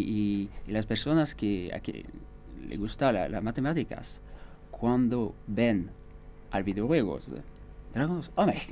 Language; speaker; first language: Spanish; non-native, fluent; French